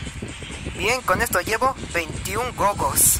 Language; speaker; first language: Spanish; native; Spanish